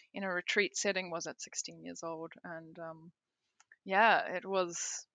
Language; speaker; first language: English; native; English